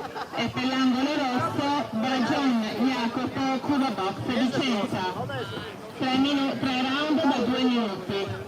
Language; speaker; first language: Italian; native; Italian